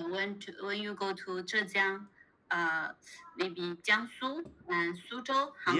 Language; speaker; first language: English; non-native, learner; Chinese